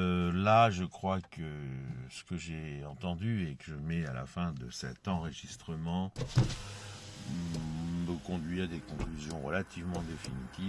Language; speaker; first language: French; native; French